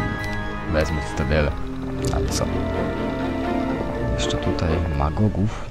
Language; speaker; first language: Polish; native; Polish